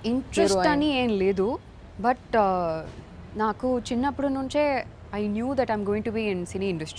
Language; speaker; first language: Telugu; non-native, learner; Tamil